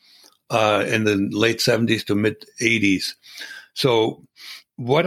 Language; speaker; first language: English; non-native, fluent; German